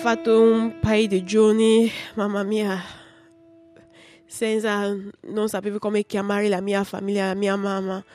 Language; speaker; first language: Italian; non-native, learner; English